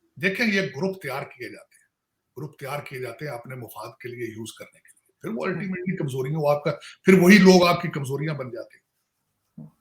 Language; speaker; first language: Urdu; non-native, local second language; Punjabi